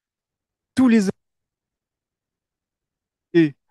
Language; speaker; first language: French; native; French